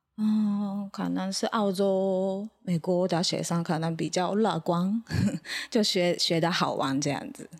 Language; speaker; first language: Chinese; non-native, fluent; Japanese